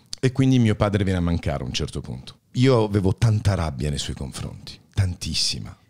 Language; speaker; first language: Italian; early bilingual, heritage; Italian